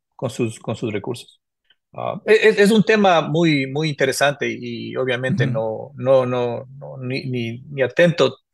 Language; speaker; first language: Spanish; native; Spanish